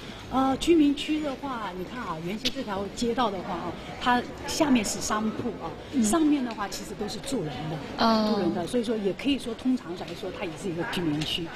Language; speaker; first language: Chinese; native; Chinese